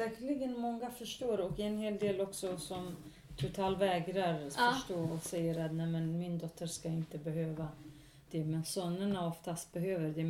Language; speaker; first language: Swedish; non-native, local second language; Kurdish